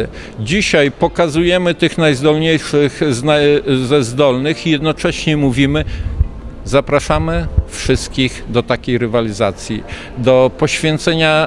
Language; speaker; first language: Polish; native; Polish